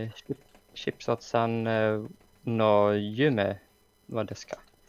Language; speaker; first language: Japanese; non-native, learner; English